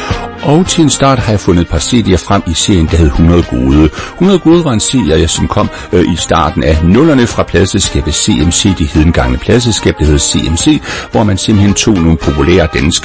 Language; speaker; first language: Danish; native; Danish